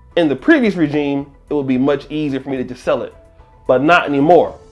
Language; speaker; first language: English; native; English